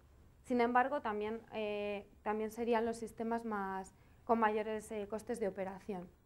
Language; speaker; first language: Spanish; native; Spanish